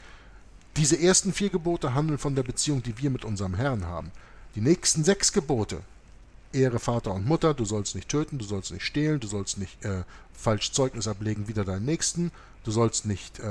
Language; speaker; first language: German; native; German